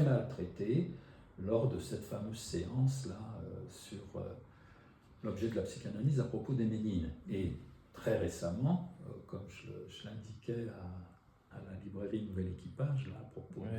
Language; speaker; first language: French; native; French